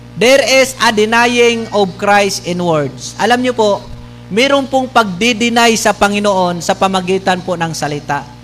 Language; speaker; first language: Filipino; non-native, local second language; Bikol